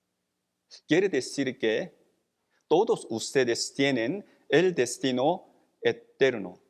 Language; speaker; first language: Spanish; non-native, fluent; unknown